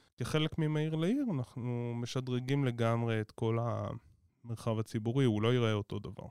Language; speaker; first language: Hebrew; native; Hebrew